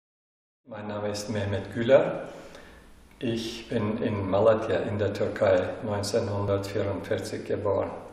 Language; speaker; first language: German; non-native, fluent; Turkish